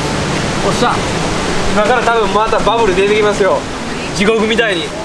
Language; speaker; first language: Japanese; native; Japanese